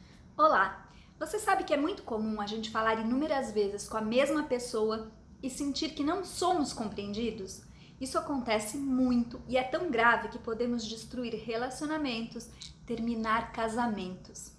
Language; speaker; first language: Portuguese; native; Portuguese